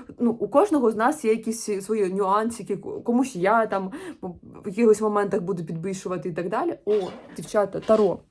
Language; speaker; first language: Ukrainian; non-native, local second language; Russian